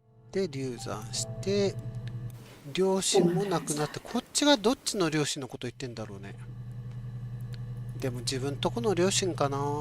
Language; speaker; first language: Japanese; native; Japanese